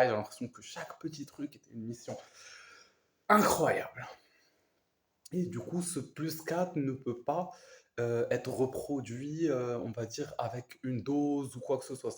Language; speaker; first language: French; native; French